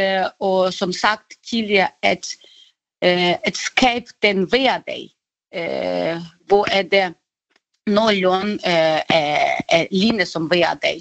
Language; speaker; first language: Danish; non-native, fluent; Ukrainian